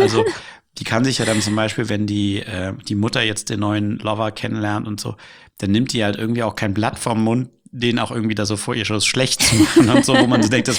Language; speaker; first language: German; native; German